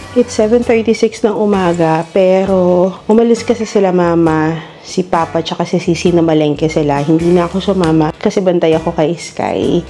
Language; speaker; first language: Filipino; native; Filipino